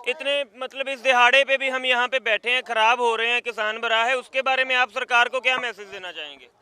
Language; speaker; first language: Hindi; non-native, local second language; Punjabi